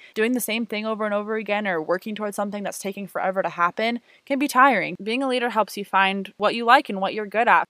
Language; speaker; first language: English; native; English